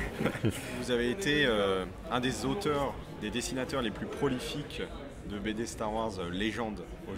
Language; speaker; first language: French; native; French